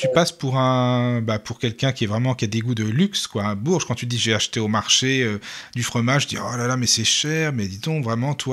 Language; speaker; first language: French; native; French